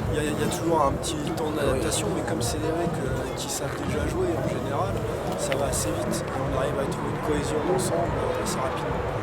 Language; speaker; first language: French; native; French